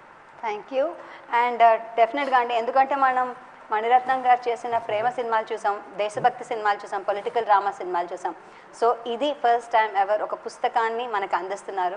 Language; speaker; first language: Telugu; native; Telugu